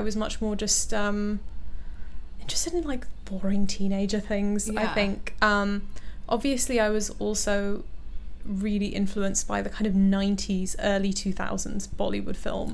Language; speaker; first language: English; native; English